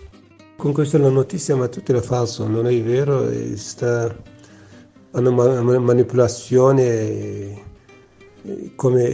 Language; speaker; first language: Italian; non-native, learner; Kurdish